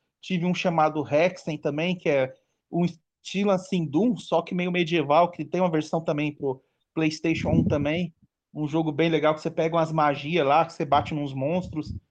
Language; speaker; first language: Portuguese; native; Portuguese